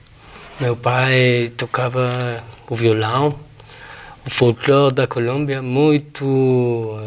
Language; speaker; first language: Portuguese; non-native, fluent; Spanish